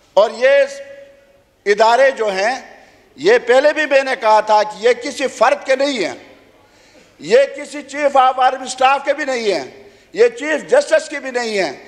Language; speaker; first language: Urdu; non-native, local second language; Khowar